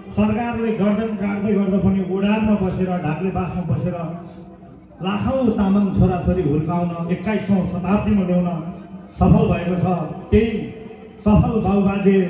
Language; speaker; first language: Nepali; non-native, local second language; Eastern Tamang